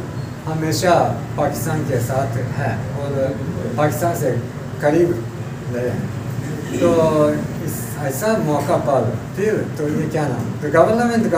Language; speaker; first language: Hindi; non-native, learner; Japanese